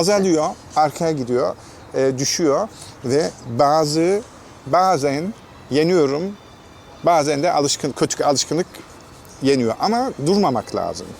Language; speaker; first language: Turkish; non-native, fluent; German